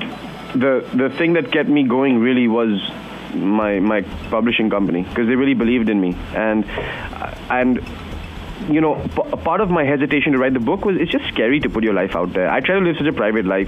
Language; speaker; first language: English; non-native, local second language; Hindi